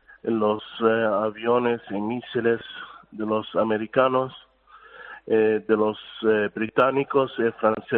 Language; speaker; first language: Spanish; non-native, fluent; Arabic